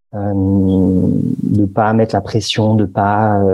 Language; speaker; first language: French; native; French